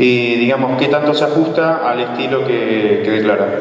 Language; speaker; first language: Spanish; native; Spanish